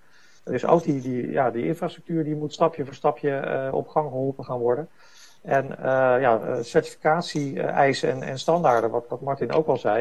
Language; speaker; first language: Dutch; native; Dutch